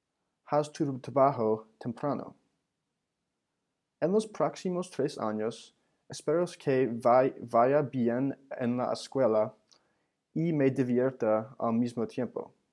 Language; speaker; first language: Spanish; non-native, learner; English